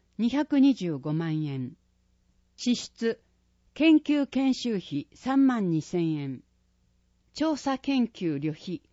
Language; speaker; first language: Japanese; native; Japanese